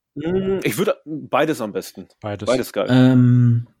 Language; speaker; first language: German; native; German